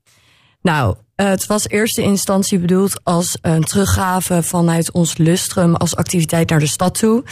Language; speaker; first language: Dutch; native; Dutch